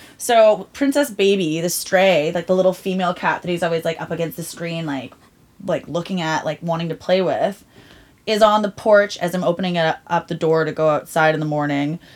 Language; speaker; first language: English; native; English